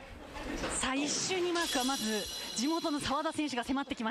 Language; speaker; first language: Japanese; native; Japanese